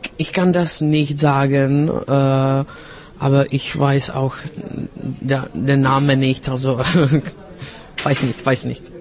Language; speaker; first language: German; non-native, learner; Czech